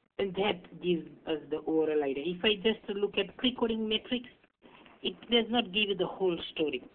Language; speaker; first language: English; non-native, local second language; Hindi